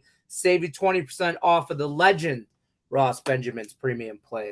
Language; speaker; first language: English; native; English